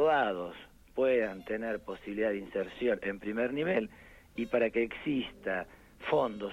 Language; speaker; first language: Spanish; native; Spanish